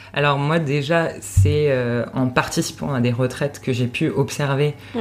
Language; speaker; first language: French; native; French